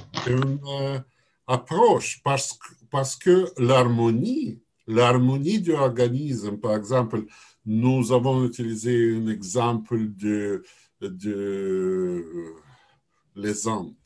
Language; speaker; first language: French; non-native, learner; Russian